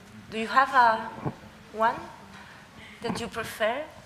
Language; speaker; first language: English; non-native, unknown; Spanish